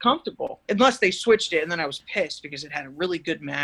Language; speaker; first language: English; native; English